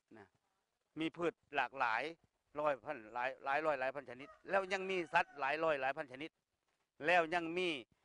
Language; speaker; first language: Thai; native; Thai